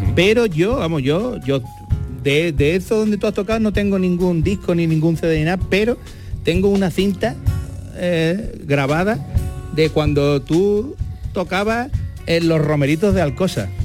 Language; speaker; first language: Spanish; native; Spanish